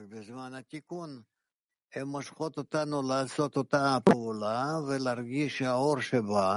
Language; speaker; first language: Hebrew; non-native, fluent; Russian